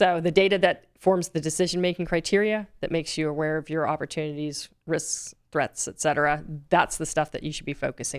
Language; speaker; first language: English; native; English